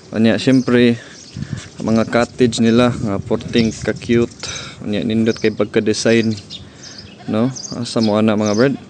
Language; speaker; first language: Cebuano; native; Cebuano